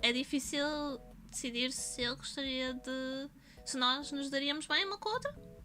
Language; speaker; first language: Portuguese; native; Portuguese